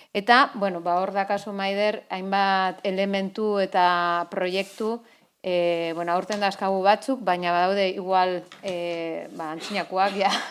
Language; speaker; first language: Basque; non-native, local second language; Spanish